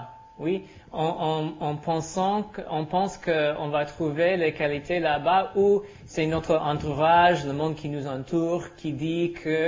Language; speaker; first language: French; non-native, learner; English